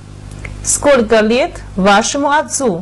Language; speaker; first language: Russian; non-native, fluent; Chinese